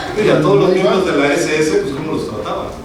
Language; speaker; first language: Spanish; native; Spanish